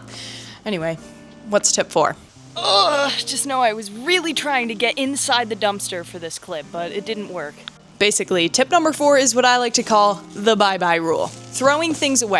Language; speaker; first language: English; native; English